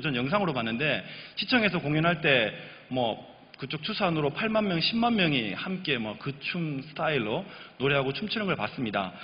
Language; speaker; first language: Korean; native; Korean